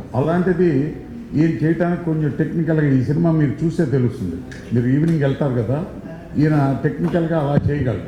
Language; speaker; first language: Telugu; native; Telugu